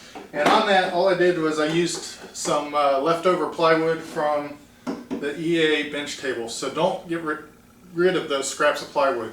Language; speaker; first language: English; native; English